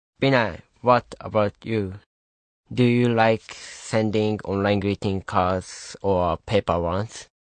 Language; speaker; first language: English; non-native, learner; Japanese